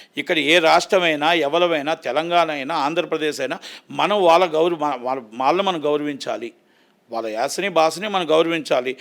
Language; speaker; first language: Telugu; native; Telugu